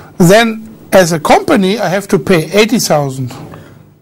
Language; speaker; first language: English; non-native, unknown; German